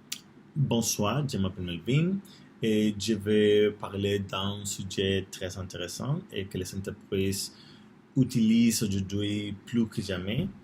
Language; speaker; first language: French; non-native, learner; Spanish